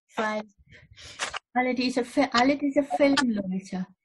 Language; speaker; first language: German; non-native, fluent; English